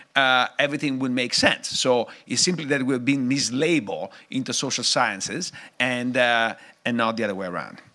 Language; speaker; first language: English; non-native, fluent; Italian